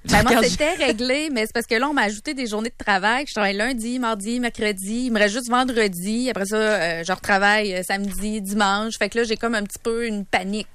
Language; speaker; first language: French; native; French